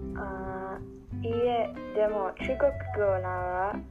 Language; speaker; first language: Japanese; non-native, fluent; English